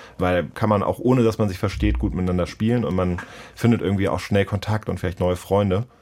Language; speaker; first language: German; native; German